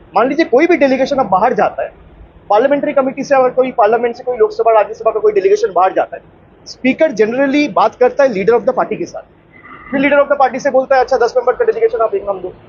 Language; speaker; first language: Hindi; non-native, local second language; Bangla